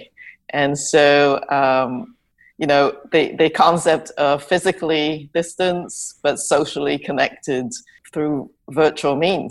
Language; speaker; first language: English; native; English